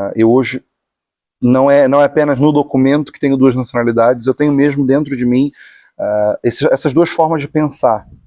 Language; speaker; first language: Portuguese; native; Portuguese